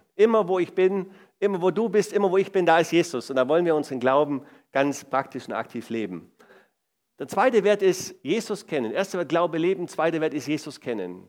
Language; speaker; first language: German; native; German